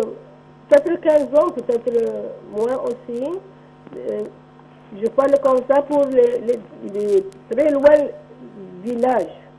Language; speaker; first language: French; non-native, local second language; Arabic